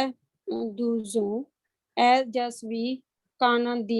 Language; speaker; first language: French; non-native, learner; Hindi